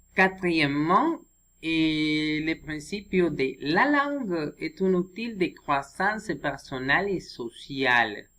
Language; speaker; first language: French; non-native, learner; Spanish